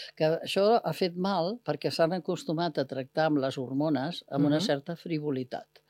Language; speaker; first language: Catalan; native; Catalan